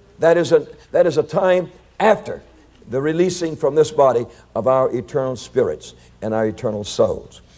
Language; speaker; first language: English; native; English